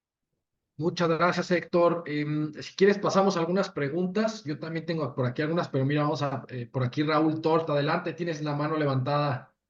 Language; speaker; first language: Spanish; native; Spanish